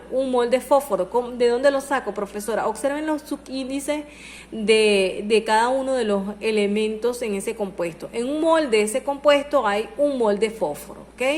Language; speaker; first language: Spanish; native; Spanish